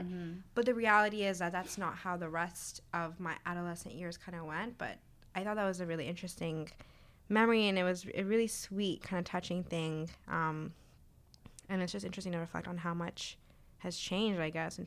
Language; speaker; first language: English; native; English